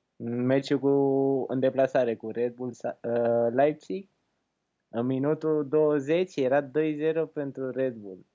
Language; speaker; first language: Romanian; early bilingual, heritage; Romanian